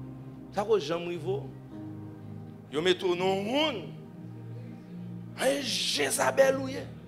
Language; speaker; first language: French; non-native, local second language; Haitian Creole